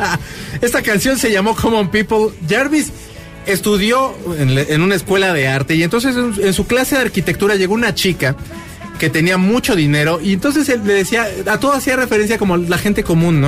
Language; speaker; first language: Spanish; native; Spanish